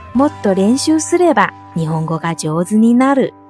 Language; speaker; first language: Japanese; non-native, fluent; Chinese